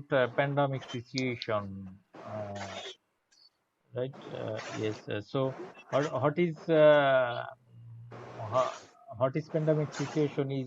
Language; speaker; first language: English; non-native, learner; Bangla